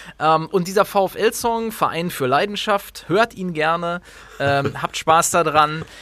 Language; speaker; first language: German; native; German